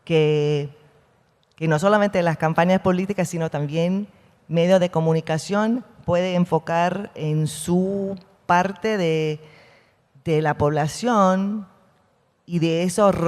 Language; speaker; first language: Spanish; non-native, fluent; English